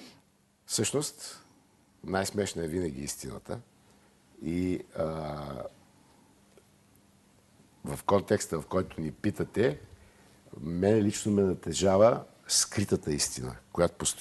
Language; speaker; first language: Bulgarian; native; Bulgarian